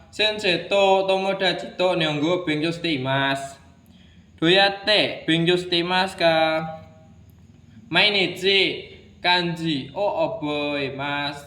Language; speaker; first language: Japanese; non-native, learner; Indonesian